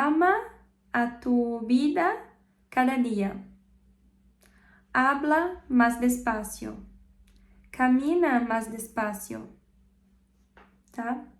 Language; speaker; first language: Spanish; non-native, fluent; Portuguese